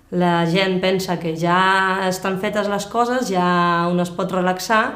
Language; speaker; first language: Catalan; non-native, fluent; German